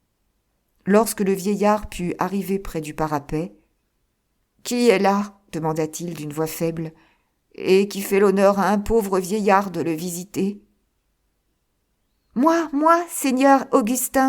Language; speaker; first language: French; native; French